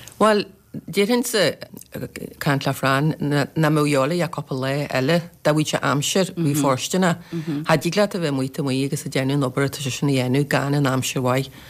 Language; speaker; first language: Irish; native; Irish